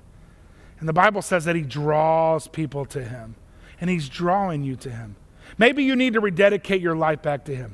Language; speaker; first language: English; native; English